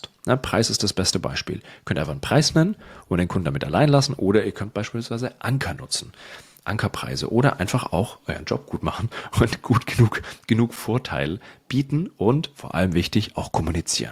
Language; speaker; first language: German; native; German